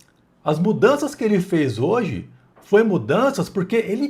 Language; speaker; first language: Portuguese; native; Portuguese